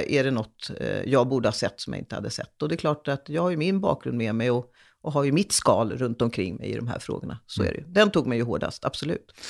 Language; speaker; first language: Swedish; early bilingual, other home language; Hungarian